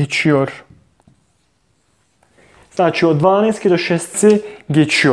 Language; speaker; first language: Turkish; non-native, fluent; Bosnian